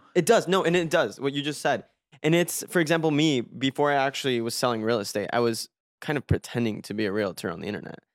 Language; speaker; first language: English; early bilingual, other home language; Spanish